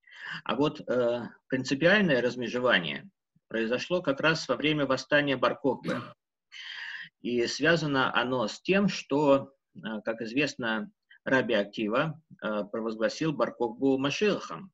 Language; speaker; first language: Russian; native; Russian